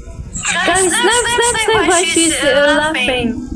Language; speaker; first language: English; non-native, learner; Turkish